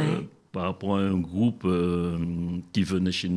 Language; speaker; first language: French; native; French